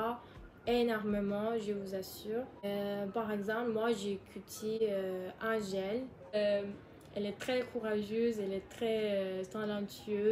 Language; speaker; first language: French; non-native, learner; Turkish